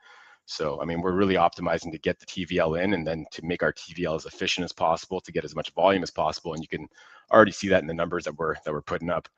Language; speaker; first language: English; native; English